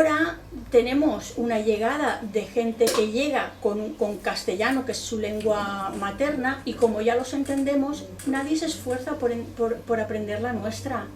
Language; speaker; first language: Spanish; non-native, local second language; Catalan